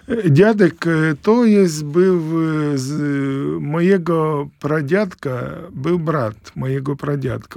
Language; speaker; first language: Polish; non-native, fluent; Ukrainian